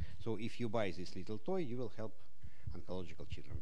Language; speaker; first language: English; non-native, fluent; Russian